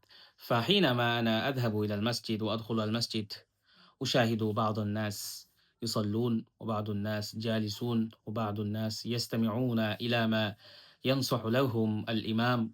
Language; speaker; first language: Arabic; non-native, fluent; Bangla